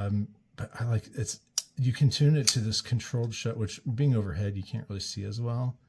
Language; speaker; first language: English; native; English